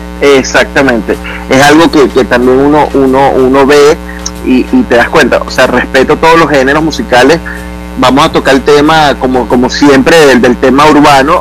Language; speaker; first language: Spanish; native; Spanish